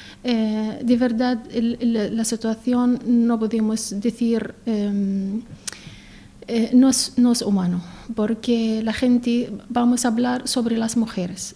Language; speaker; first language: Spanish; non-native, learner; Arabic